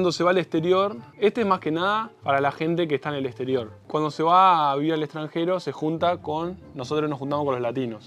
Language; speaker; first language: Spanish; native; Spanish